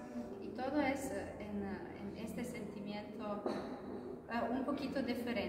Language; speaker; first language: Spanish; non-native, fluent; Croatian